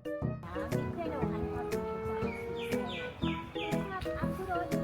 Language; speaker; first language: Korean; non-native, learner; Thai